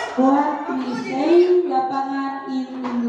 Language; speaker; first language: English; non-native, learner; Indonesian